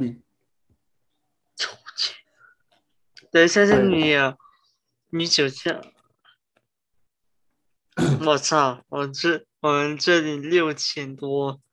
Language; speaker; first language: Chinese; early bilingual, heritage; Chinese